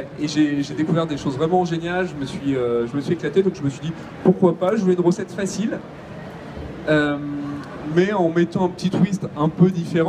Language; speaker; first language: French; native; French